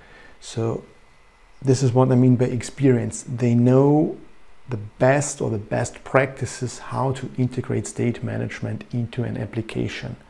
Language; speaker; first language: English; non-native, fluent; German